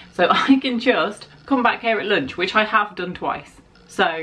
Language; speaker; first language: English; native; English